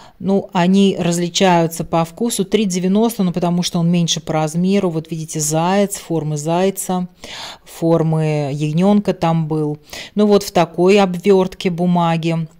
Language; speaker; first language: Russian; non-native, local second language; Latvian